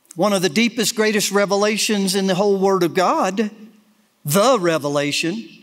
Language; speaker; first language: English; native; English